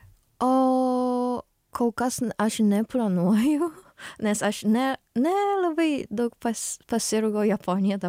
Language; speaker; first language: Lithuanian; non-native, learner; Japanese